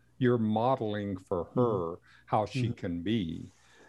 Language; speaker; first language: English; non-native, fluent; Spanish